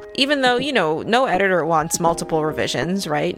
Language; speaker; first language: English; early bilingual, other home language; Russian